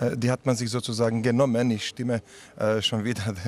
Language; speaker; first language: German; non-native, fluent; Slovak